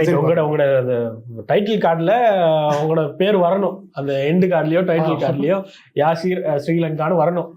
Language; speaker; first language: Tamil; native; Tamil